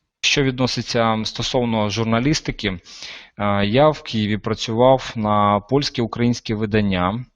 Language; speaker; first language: Ukrainian; non-native, local second language; Russian